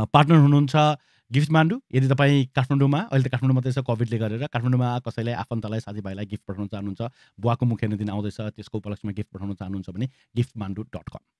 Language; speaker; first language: Nepali; native; Nepali